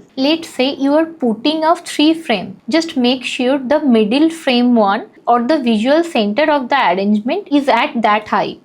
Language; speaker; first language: English; non-native, local second language; Hindi